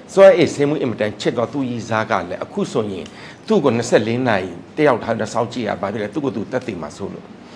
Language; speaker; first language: Burmese; non-native, local second language; S'gaw Karen